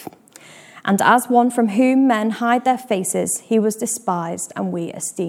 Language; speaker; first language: English; native; English